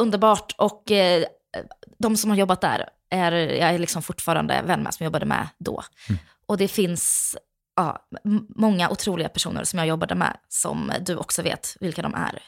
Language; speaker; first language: Swedish; native; Swedish